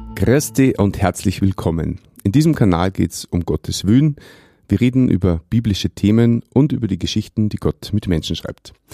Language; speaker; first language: German; native; German